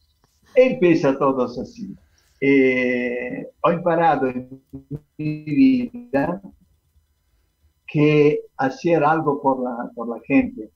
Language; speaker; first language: Spanish; non-native, fluent; Italian